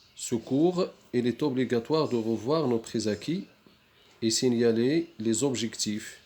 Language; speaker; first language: French; non-native, local second language; Arabic